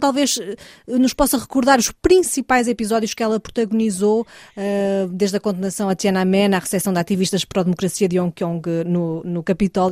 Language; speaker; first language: Portuguese; native; Portuguese